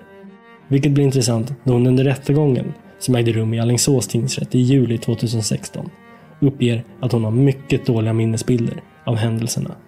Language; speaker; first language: Swedish; native; Swedish